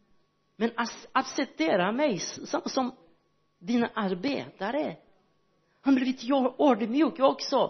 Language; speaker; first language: Swedish; non-native, learner; Portuguese